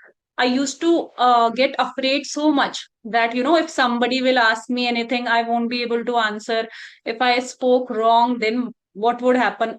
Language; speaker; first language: English; non-native, local second language; Hindi